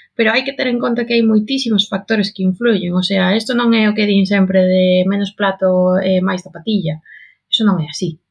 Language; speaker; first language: Galician; non-native, local second language; Spanish